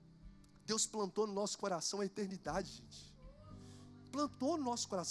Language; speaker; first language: Portuguese; native; Portuguese